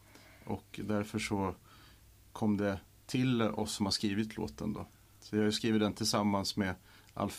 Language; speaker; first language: Swedish; native; Swedish